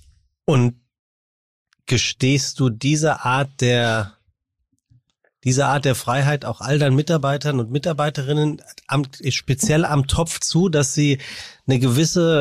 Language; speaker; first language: German; native; German